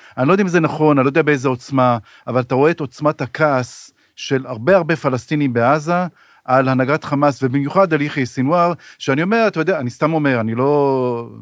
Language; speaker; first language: Hebrew; native; Hebrew